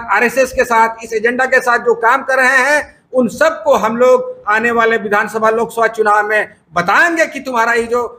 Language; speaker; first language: Hindi; native; Hindi